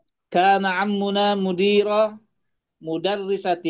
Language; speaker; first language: Arabic; non-native, learner; Indonesian